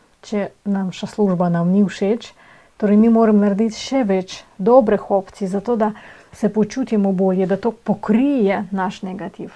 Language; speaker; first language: Slovenian; non-native, fluent; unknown